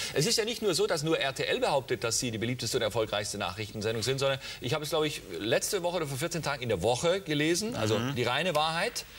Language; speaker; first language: German; native; German